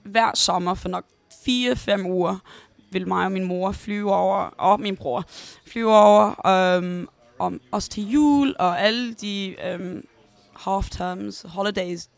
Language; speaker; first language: Danish; early bilingual, heritage; Danish